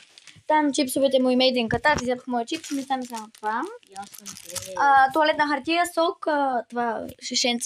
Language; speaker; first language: Bulgarian; early bilingual, other home language; Russian